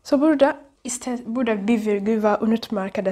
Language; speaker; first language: Turkish; non-native, fluent; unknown